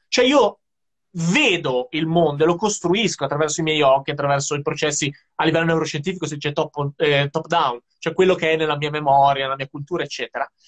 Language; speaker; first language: Italian; native; Italian